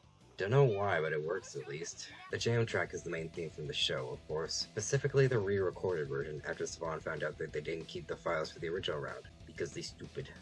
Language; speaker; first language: English; native; English